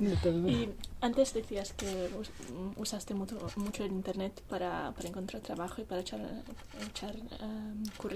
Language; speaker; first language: Spanish; non-native, learner; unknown